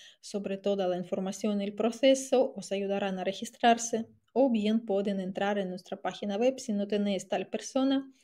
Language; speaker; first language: Spanish; non-native, fluent; Russian